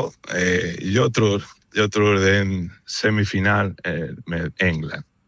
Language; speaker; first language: Swedish; non-native, fluent; Spanish